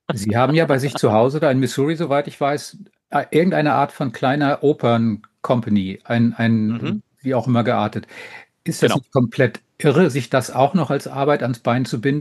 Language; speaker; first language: German; native; German